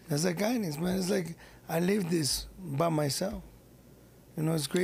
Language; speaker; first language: English; early bilingual, other home language; Spanish